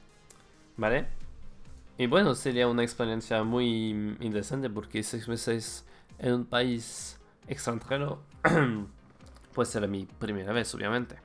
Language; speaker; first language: Spanish; non-native, fluent; French